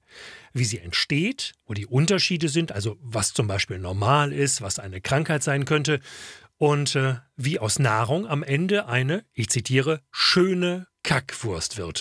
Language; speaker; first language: German; native; German